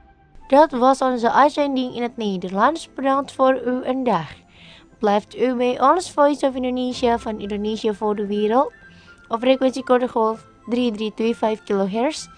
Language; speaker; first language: Dutch; non-native, learner; Indonesian